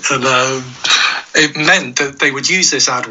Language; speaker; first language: English; native; English